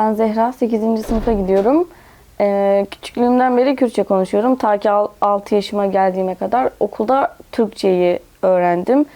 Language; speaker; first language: Turkish; non-native, local second language; Kurdish